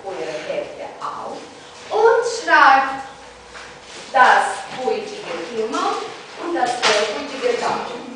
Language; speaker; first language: German; non-native, fluent; Russian